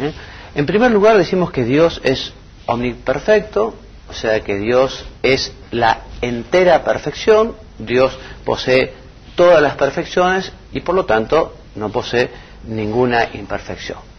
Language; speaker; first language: Spanish; native; Spanish